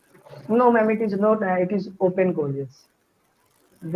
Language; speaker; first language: English; non-native, learner; Hindi